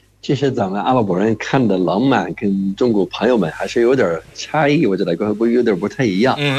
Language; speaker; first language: Chinese; non-native, fluent; Arabic